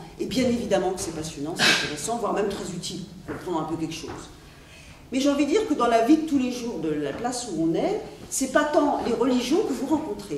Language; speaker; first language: French; native; French